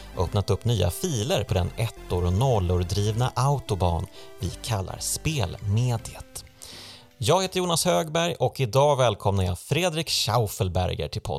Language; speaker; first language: Swedish; native; Swedish